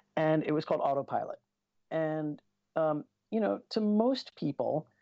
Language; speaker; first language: English; native; English